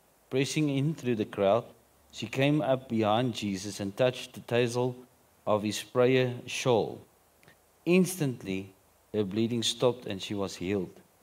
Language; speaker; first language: English; non-native, local second language; Afrikaans